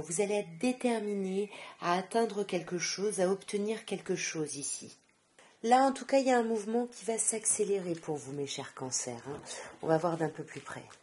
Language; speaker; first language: French; native; French